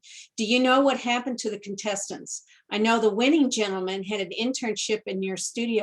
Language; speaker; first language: English; native; English